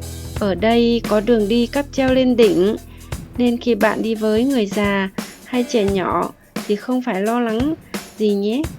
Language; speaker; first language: Vietnamese; native; Vietnamese